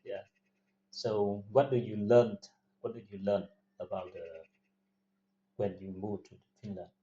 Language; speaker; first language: English; non-native, learner; Vietnamese